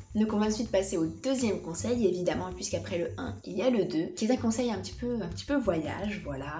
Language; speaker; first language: French; native; French